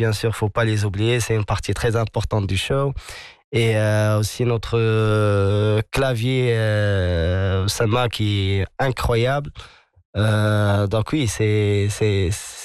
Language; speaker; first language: French; non-native, local second language; Arabic